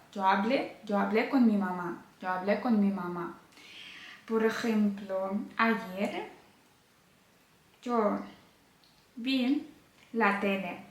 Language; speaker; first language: Spanish; non-native, fluent; Ukrainian